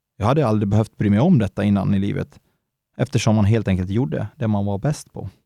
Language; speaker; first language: Swedish; native; Swedish